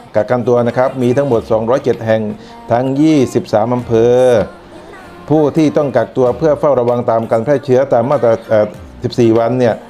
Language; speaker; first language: Thai; non-native, local second language; Northern Khmer